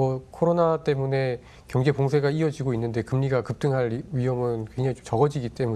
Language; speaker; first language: Korean; native; Korean